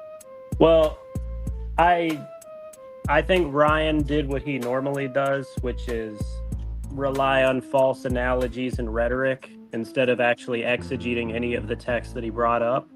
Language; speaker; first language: English; native; English